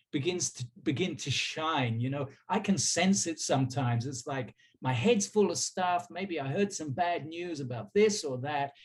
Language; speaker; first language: English; native; English